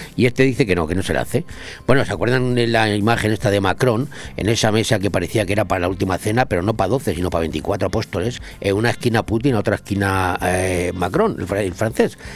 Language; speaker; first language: Spanish; native; Spanish